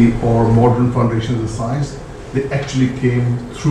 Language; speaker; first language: English; non-native, local second language; Punjabi